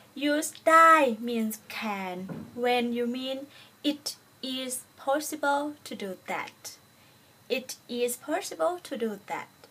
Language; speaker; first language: English; non-native, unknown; Thai